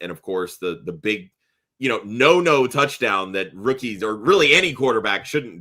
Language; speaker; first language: English; native; English